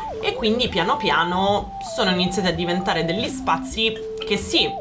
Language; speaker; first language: Italian; native; Italian